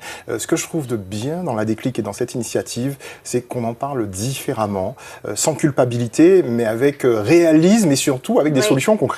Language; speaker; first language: French; native; French